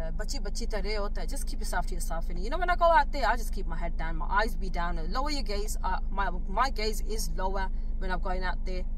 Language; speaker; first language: English; early bilingual, other home language; Punjabi